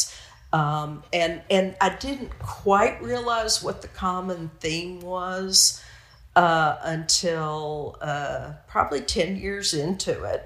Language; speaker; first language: English; native; English